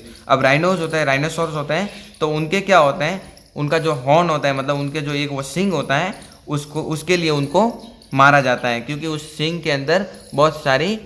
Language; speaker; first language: Hindi; native; Hindi